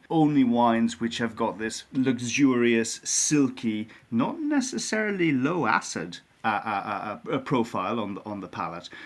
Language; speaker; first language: English; native; English